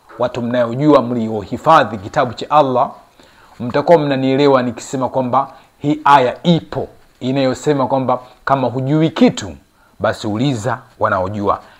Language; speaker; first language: Swahili; native; Swahili